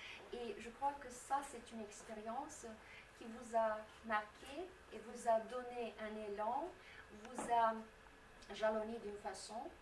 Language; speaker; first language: French; non-native, fluent; Romanian